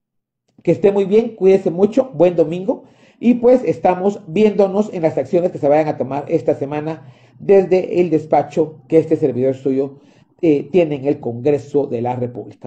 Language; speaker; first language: Spanish; native; Spanish